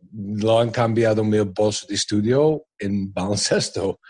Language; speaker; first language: Spanish; non-native, fluent; English